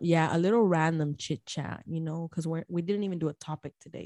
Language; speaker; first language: English; early bilingual, other home language; Spanish